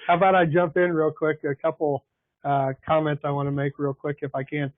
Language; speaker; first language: English; native; English